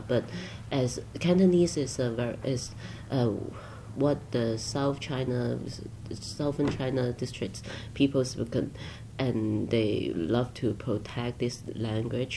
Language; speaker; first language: English; non-native, local second language; Cantonese